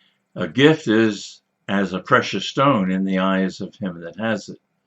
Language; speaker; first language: English; native; English